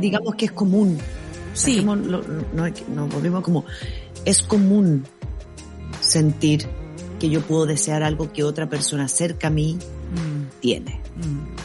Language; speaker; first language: Spanish; native; Spanish